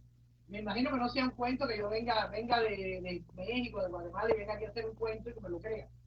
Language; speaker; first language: Spanish; native; Spanish